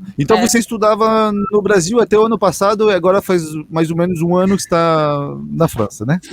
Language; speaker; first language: Portuguese; non-native, fluent; French